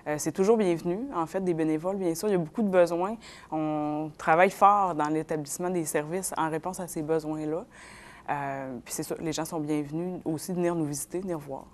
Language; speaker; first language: French; non-native, local second language; Innu-aimun